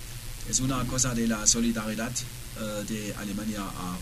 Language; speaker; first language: Spanish; non-native, learner; German